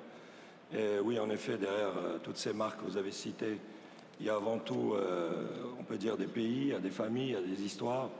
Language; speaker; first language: French; non-native, local second language; Arabic